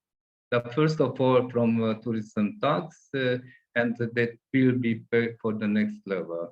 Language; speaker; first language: English; non-native, fluent; Hungarian